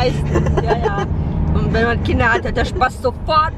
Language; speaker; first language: German; native; German